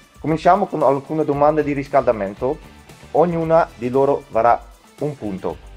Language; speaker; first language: Italian; non-native, fluent; Dutch